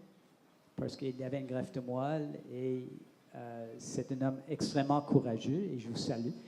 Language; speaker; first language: French; non-native, local second language; English